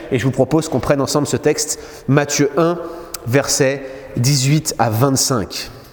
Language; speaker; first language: French; native; French